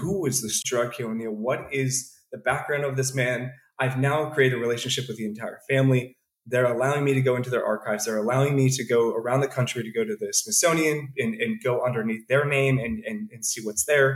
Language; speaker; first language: English; native; English